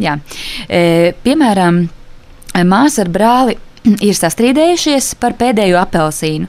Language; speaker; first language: Latvian; native; Latvian